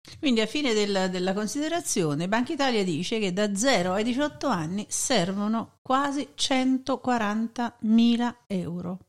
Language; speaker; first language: Italian; native; Italian